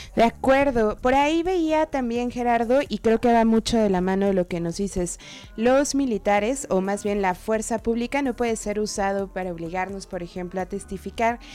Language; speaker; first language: Spanish; native; Spanish